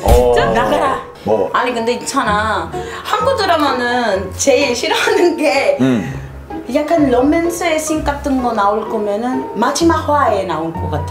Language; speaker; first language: Korean; non-native, fluent; Spanish